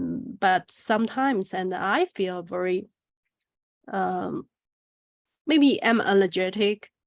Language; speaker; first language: English; non-native, learner; Chinese